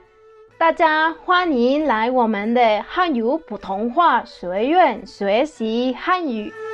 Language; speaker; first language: Chinese; non-native, learner; Spanish